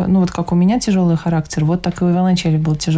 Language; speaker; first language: Russian; native; Russian